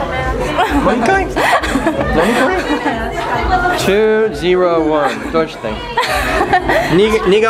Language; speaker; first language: Japanese; non-native, learner; English